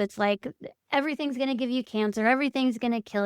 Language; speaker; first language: English; native; English